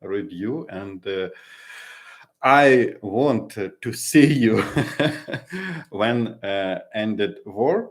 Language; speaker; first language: English; non-native, learner; Ukrainian